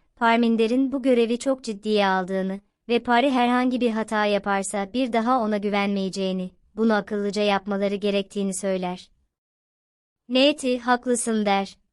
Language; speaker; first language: Turkish; native; Turkish